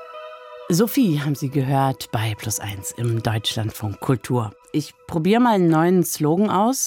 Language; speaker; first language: German; native; German